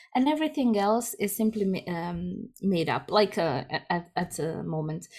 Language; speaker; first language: English; non-native, fluent; Croatian